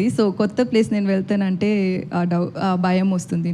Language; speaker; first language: Telugu; non-native, learner; Tamil